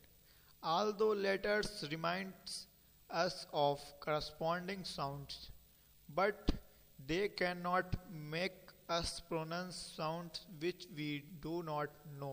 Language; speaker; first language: English; non-native, local second language; Hindi